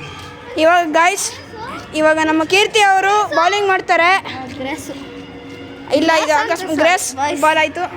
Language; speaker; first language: Kannada; native; Kannada